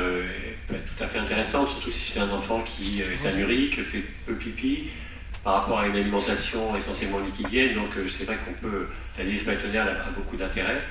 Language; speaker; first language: French; native; French